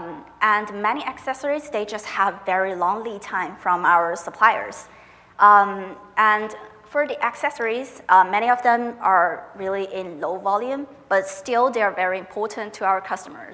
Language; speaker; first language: English; non-native, fluent; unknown